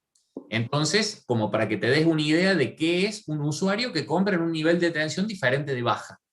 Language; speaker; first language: Spanish; native; Spanish